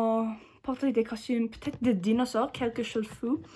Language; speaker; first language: French; non-native, learner; English